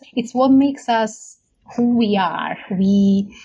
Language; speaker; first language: English; non-native, fluent; Italian